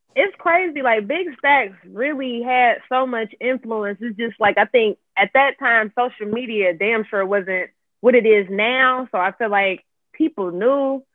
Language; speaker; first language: English; native; English